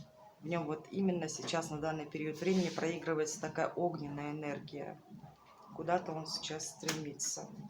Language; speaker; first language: Russian; native; Russian